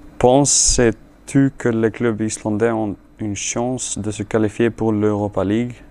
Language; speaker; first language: French; non-native, learner; Icelandic